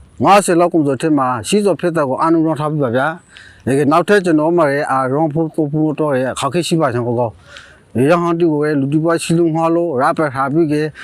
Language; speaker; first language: Burmese; native; Burmese